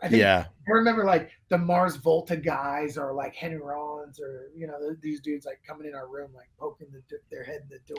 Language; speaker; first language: English; native; English